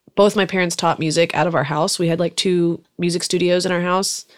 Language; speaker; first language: English; early bilingual, other home language; German